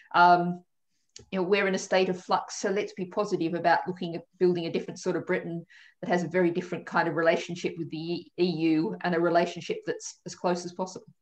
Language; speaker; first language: English; native; English